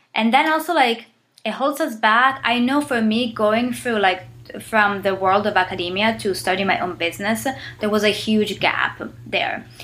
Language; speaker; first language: English; non-native, fluent; Italian